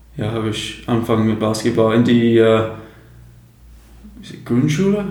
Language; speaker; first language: German; non-native, learner; English